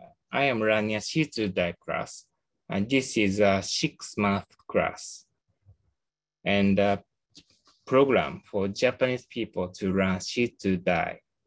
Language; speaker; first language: English; non-native, learner; Japanese